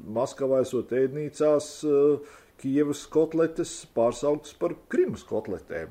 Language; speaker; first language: Latvian; native; Latvian